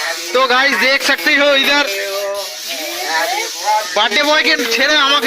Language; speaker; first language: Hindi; non-native, local second language; Bangla